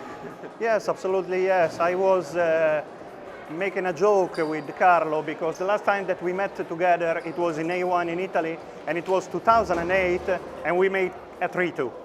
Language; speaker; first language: English; non-native, fluent; Italian